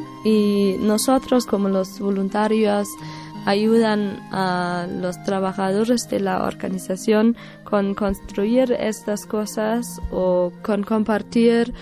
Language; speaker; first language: Spanish; non-native, learner; German